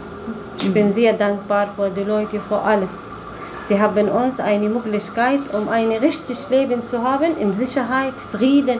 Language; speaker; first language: German; non-native, learner; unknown